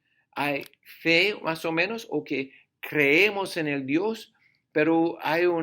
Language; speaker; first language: Spanish; non-native, fluent; English